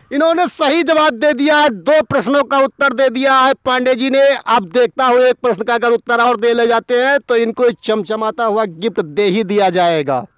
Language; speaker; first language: Hindi; native; Hindi